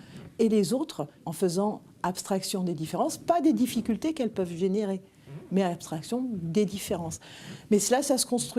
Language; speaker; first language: French; native; French